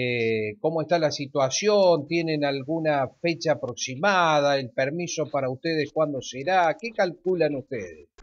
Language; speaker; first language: Spanish; native; Spanish